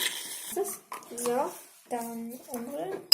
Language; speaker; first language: German; native; German